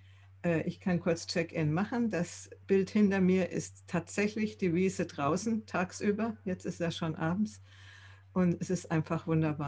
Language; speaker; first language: German; native; German